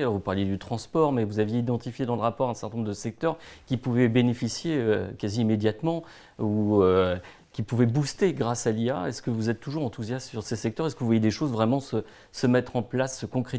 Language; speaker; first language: French; native; French